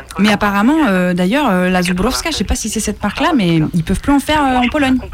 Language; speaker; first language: French; native; French